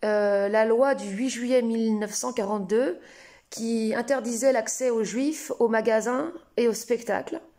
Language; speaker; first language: French; native; French